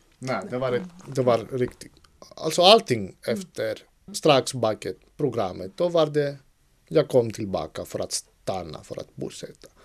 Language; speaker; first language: Swedish; non-native, fluent; Greek